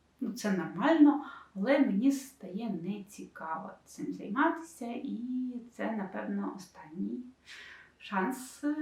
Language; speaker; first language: Ukrainian; non-native, local second language; Russian